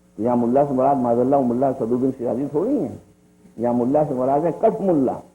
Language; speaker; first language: Urdu; native; Urdu